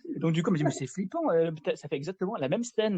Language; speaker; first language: French; native; French